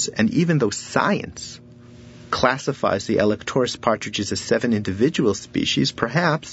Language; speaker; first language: English; native; English